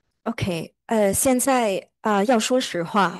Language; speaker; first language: Chinese; early bilingual, heritage; Chinese